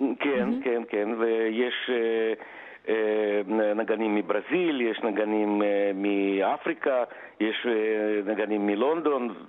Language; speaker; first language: Hebrew; non-native, fluent; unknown